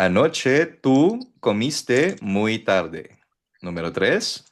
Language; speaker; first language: Spanish; non-native, fluent; Filipino